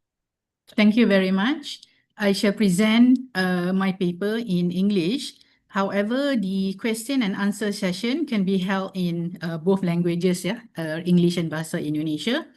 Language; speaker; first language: English; non-native, local second language; Malay